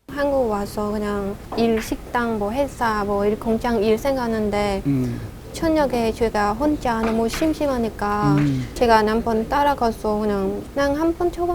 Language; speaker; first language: Korean; non-native, learner; Khmer